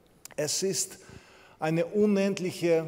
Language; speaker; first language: German; non-native, fluent; Ukrainian